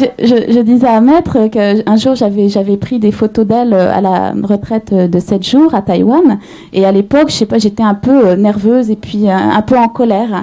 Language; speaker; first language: French; native; French